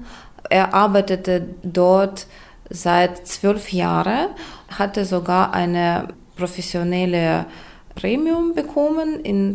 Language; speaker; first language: German; non-native, fluent; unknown